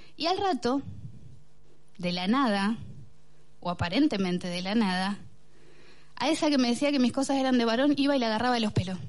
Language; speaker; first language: Spanish; native; Spanish